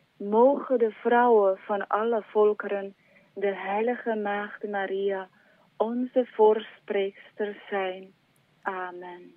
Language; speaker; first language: Dutch; non-native, fluent; Slovak